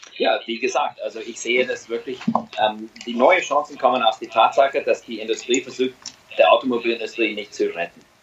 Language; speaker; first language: German; non-native, fluent; English